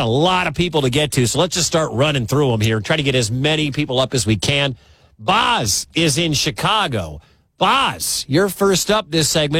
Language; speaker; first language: English; native; English